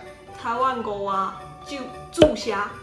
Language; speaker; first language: Japanese; non-native, learner; Chinese